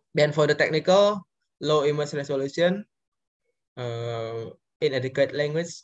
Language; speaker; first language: English; non-native, learner; Indonesian